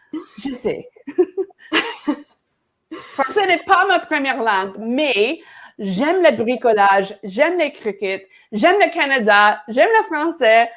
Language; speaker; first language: French; non-native, learner; English